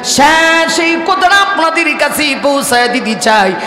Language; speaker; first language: Bangla; non-native, local second language; Sylheti